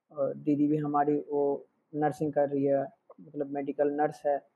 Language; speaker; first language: Hindi; native; Hindi